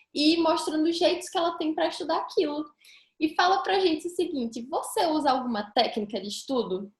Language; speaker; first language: Portuguese; native; Portuguese